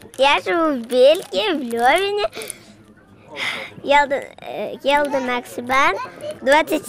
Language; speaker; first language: Dutch; early bilingual, heritage; Dutch